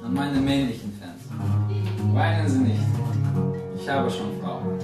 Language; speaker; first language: German; non-native, fluent; Russian